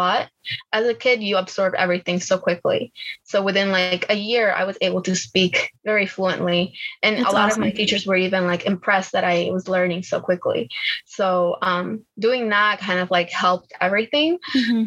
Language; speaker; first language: English; early bilingual, other home language; Spanish